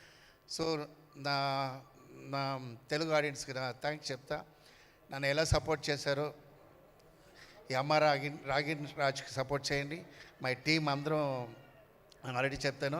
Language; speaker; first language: Telugu; non-native, learner; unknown